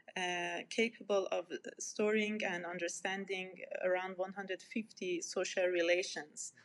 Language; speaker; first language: English; non-native, fluent; Persian